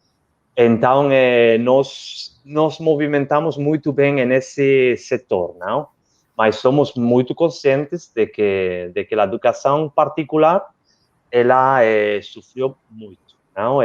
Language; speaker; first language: Portuguese; non-native, learner; Spanish